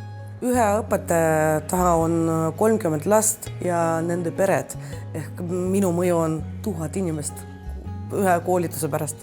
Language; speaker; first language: Estonian; non-native, local second language; Russian